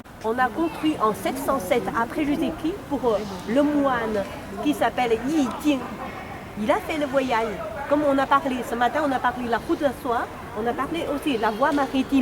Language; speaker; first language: French; non-native, learner; Chinese